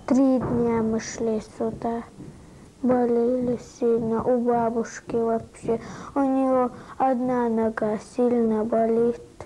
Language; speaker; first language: Russian; non-native, local second language; Chechen